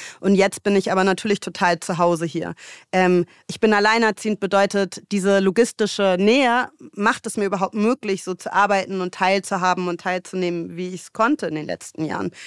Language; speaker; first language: German; native; German